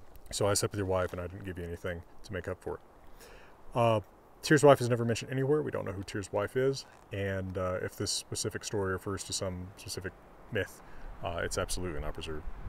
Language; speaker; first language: English; native; English